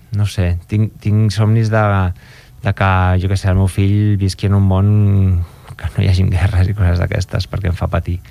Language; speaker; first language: Catalan; native; Catalan